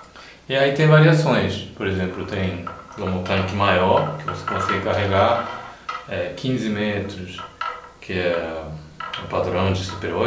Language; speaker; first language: Portuguese; non-native, fluent; Japanese